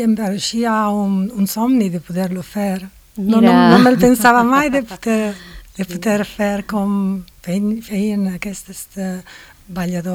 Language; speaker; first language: Catalan; non-native, fluent; Italian